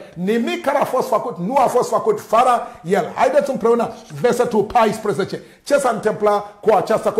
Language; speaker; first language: Romanian; non-native, learner; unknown